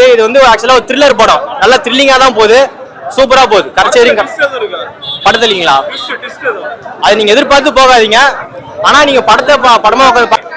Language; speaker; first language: Tamil; native; Tamil